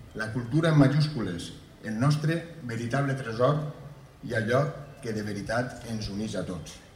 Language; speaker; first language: Catalan; native; Catalan